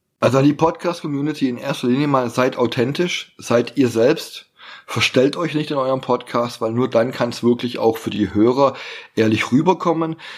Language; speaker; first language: German; native; German